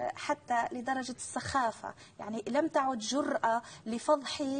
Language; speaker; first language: Arabic; native; Arabic